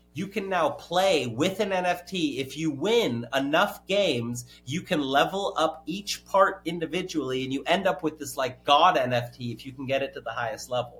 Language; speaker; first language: English; native; English